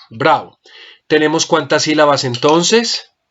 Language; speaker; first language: Spanish; native; Spanish